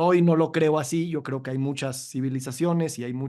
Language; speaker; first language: Spanish; native; Spanish